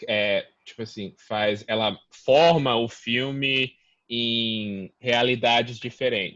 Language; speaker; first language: Portuguese; early bilingual, heritage; Portuguese